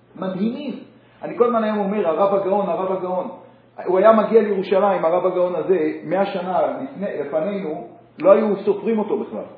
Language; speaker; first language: Hebrew; native; Hebrew